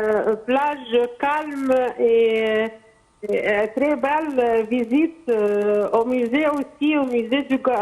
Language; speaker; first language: French; non-native, fluent; Arabic